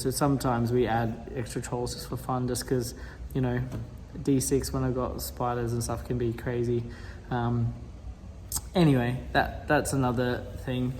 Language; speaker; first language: English; native; English